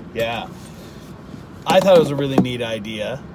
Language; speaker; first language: English; native; English